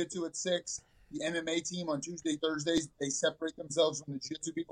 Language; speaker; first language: English; native; English